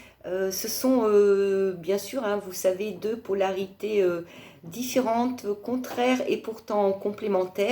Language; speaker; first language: French; native; French